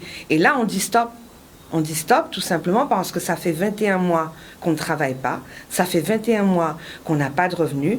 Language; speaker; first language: French; native; French